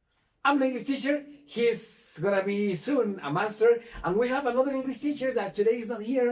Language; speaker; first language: English; non-native, fluent; Spanish